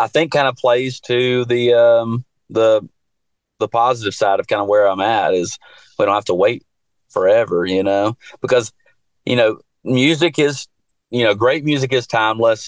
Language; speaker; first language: English; native; English